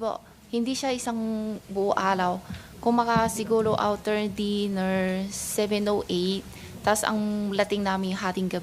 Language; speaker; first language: Filipino; non-native, local second language; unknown